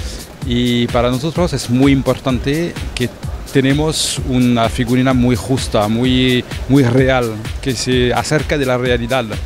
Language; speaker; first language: Spanish; non-native, fluent; French